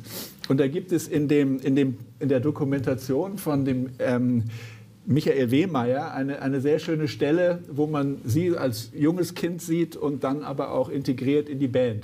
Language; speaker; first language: German; native; German